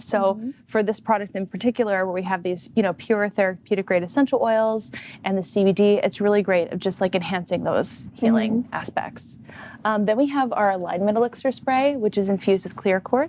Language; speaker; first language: English; native; English